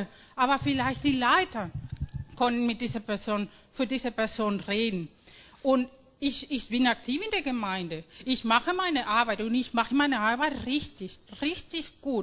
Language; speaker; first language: German; non-native, fluent; Spanish